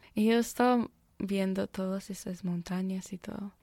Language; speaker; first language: Spanish; non-native, fluent; English